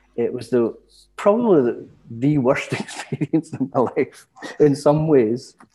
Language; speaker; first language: English; native; English